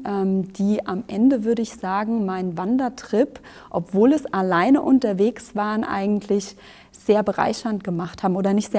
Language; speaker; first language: German; native; German